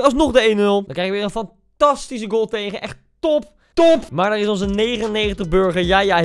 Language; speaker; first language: Dutch; native; Dutch